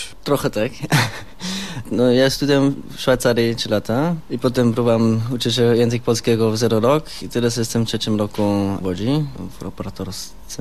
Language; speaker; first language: Polish; non-native, learner; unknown